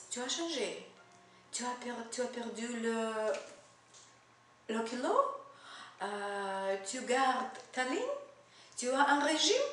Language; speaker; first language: French; non-native, learner; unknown